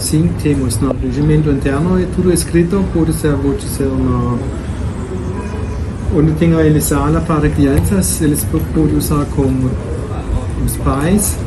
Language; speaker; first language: Portuguese; non-native, learner; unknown